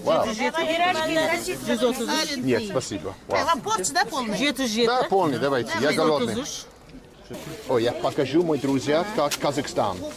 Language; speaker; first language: Russian; non-native, learner; English